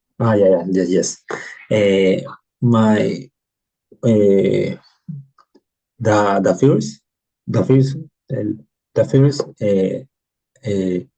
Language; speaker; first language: English; non-native, learner; Spanish